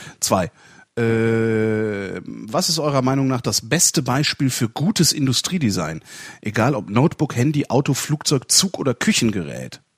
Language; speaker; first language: German; native; German